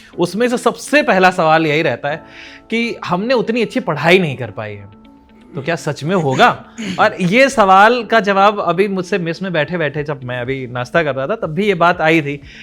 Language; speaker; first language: Hindi; native; Hindi